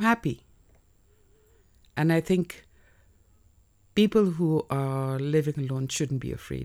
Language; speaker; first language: English; non-native, local second language; Nepali